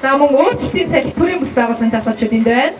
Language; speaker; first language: Mongolian; native; Mongolian